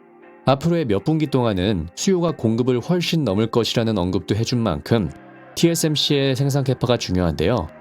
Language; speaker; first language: Korean; native; Korean